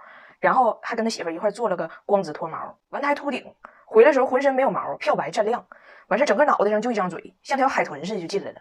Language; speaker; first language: Chinese; native; Chinese